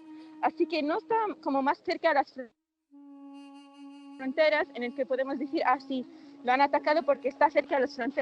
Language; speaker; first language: Spanish; non-native, fluent; Arabic